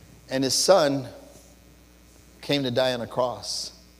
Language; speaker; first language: English; early bilingual, other home language; Spanish